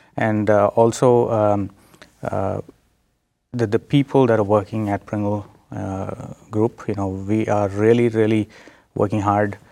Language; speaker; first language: English; non-native, local second language; Telugu